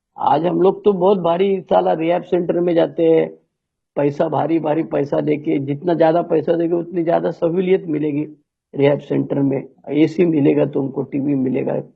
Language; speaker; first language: Hindi; non-native, local second language; Marathi